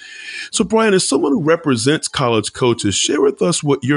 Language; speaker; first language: English; native; English